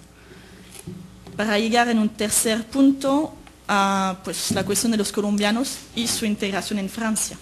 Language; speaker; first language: Spanish; native; Spanish